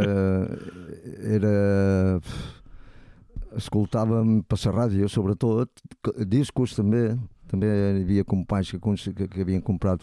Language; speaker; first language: Catalan; native; Catalan